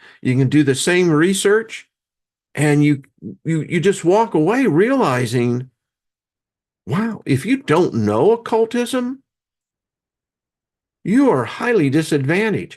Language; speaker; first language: English; native; English